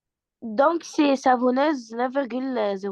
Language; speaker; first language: French; non-native, learner; Arabic